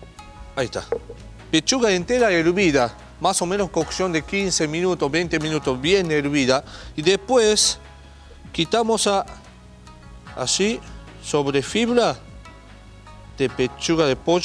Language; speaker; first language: Spanish; non-native, learner; Japanese